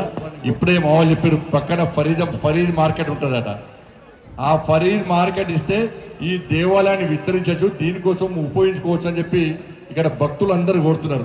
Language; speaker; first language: Telugu; native; Telugu